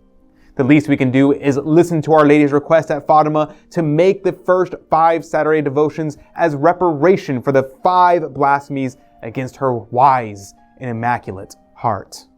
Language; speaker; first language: English; native; English